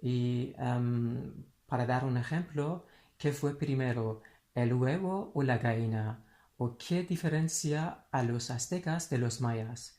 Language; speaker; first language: Spanish; non-native, fluent; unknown